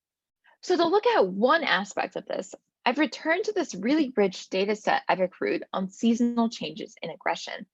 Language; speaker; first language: English; native; English